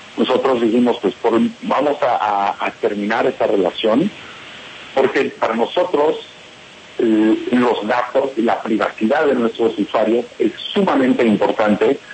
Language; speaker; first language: Spanish; non-native, fluent; English